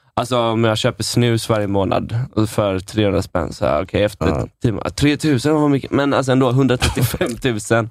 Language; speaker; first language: Swedish; native; Swedish